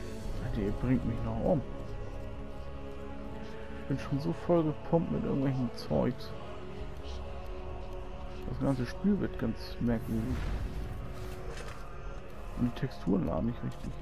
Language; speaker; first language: German; native; German